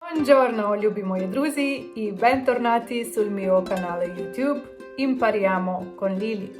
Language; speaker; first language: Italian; non-native, fluent; Ukrainian